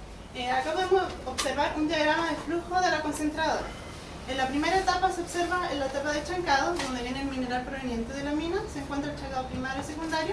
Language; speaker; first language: Spanish; native; Spanish